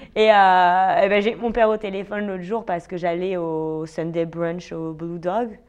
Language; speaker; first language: French; native; French